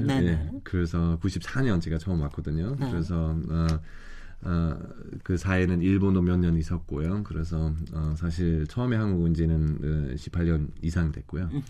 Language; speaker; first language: Korean; non-native, fluent; German